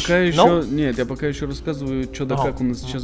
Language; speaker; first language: Russian; native; Russian